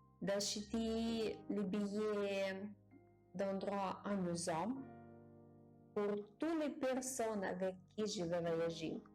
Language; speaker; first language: French; non-native, learner; Japanese